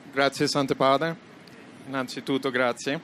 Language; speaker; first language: Italian; non-native, fluent; English